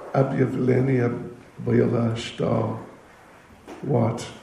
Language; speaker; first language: Russian; non-native, learner; English